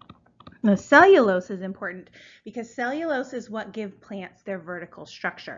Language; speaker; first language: English; native; English